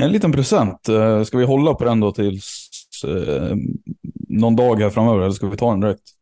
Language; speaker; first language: Swedish; native; Swedish